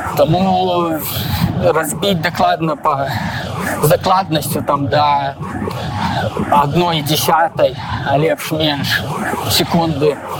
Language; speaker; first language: Belarusian; non-native, local second language; Russian